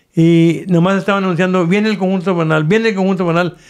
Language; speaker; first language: Spanish; native; Spanish